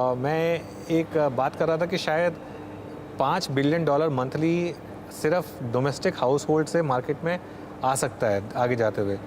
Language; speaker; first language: Hindi; native; Hindi